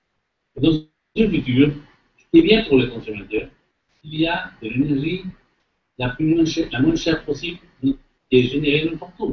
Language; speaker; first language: French; non-native, fluent; Spanish